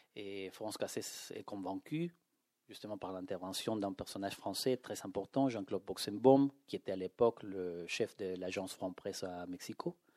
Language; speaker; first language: French; non-native, fluent; Spanish